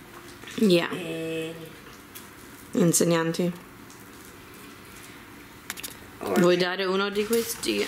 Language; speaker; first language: Italian; early bilingual, heritage; Italian